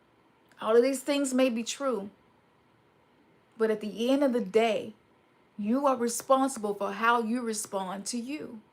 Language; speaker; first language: English; native; English